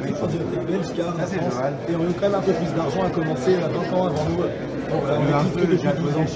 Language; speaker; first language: French; native; French